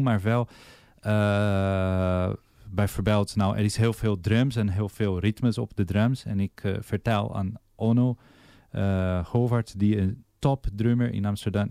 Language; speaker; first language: Dutch; non-native, fluent; Portuguese